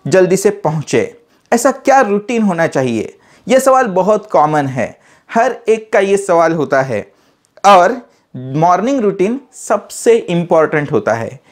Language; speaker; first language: Hindi; non-native, local second language; Marathi